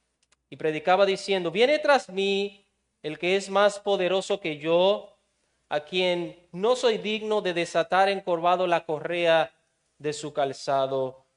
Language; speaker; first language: Spanish; native; Spanish